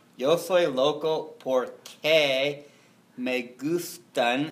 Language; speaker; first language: Spanish; non-native, fluent; English